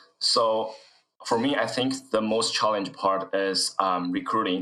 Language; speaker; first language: English; non-native, fluent; Chinese